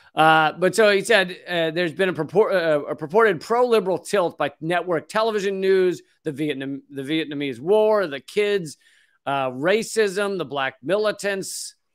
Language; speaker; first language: English; native; English